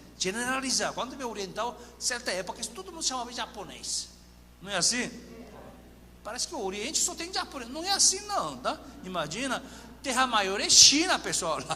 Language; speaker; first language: Portuguese; non-native, fluent; Korean